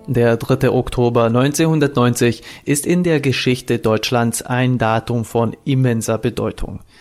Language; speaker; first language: German; non-native, fluent; Serbian